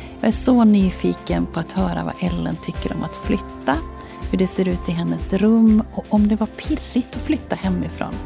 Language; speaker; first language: Swedish; native; Swedish